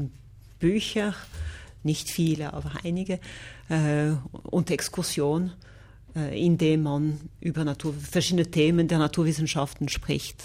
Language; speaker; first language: German; non-native, local second language; French